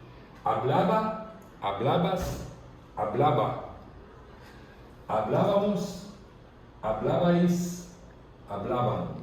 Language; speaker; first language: Spanish; non-native, learner; English